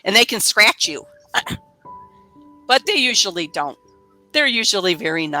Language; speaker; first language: English; native; English